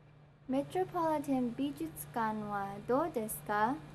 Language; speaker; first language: Japanese; non-native, learner; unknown